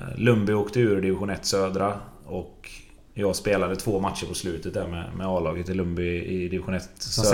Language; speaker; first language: Swedish; native; Swedish